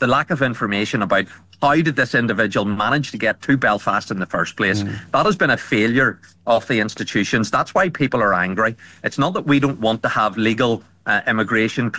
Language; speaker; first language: English; native; English